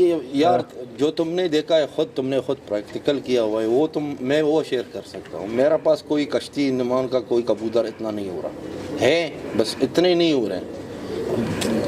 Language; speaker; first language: Hindi; non-native, learner; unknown